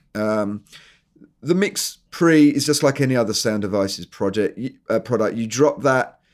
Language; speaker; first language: English; native; English